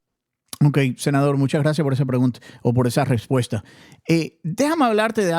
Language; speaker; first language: Spanish; native; Spanish